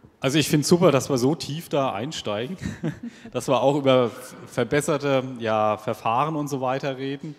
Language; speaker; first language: German; native; German